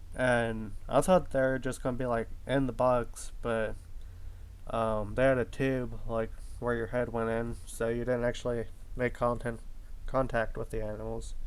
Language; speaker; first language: English; native; English